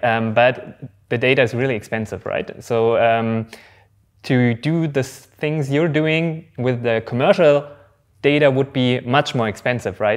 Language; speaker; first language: English; non-native, fluent; German